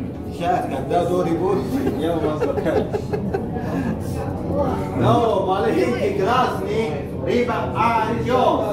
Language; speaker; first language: Russian; non-native, learner; Arabic